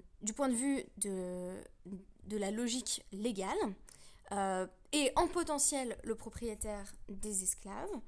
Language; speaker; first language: French; native; French